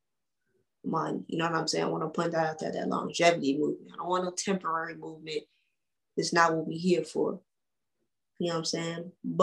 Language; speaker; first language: English; native; English